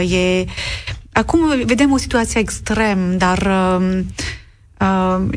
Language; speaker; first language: Romanian; non-native, learner; French